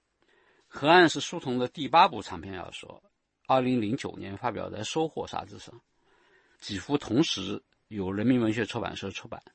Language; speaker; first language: Chinese; native; Chinese